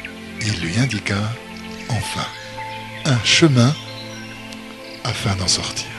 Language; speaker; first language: French; native; French